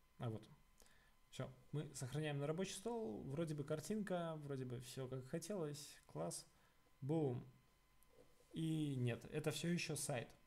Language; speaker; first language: Russian; native; Russian